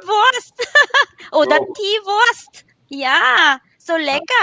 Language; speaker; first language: German; non-native, learner; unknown